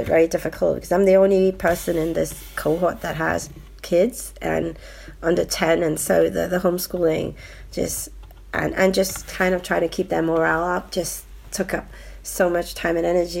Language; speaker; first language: English; non-native, local second language; Cantonese